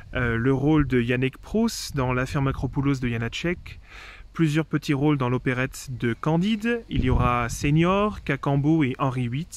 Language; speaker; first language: French; native; French